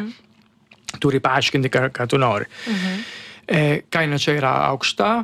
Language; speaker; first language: Lithuanian; non-native, learner; Italian